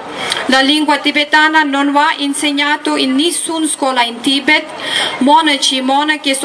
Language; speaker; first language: Italian; non-native, learner; Tibetan